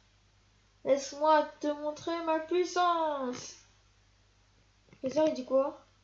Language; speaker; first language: French; native; French